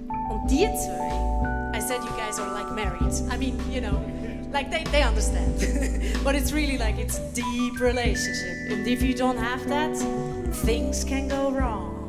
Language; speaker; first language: English; non-native, fluent; Swiss German